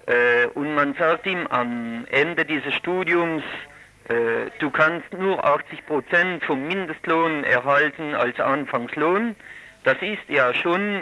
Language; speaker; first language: German; non-native, fluent; French